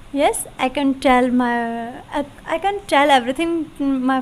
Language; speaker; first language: English; non-native, learner; Hindi